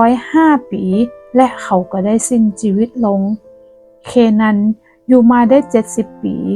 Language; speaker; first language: Thai; non-native, local second language; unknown